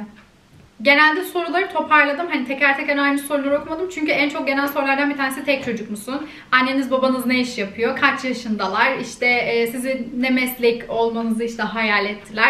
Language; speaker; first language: Turkish; native; Turkish